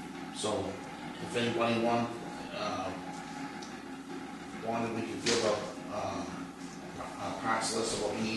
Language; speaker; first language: English; native; English